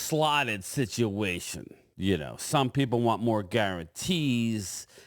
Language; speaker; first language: English; native; English